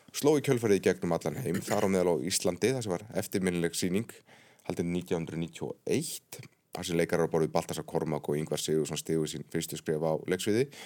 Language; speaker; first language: Icelandic; native; Icelandic